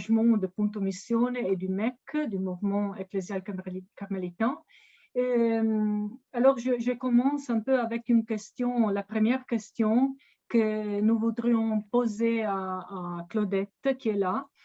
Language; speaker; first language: French; non-native, fluent; Italian